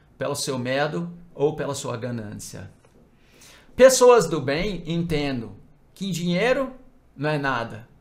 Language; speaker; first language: Portuguese; non-native, fluent; English